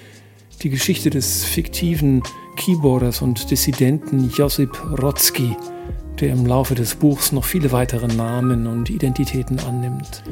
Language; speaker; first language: German; native; German